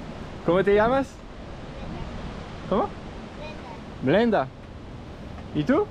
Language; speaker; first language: Spanish; non-native, learner; French